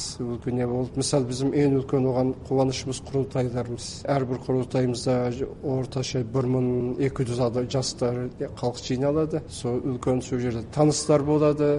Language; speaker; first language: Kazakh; early bilingual, heritage; Kazakh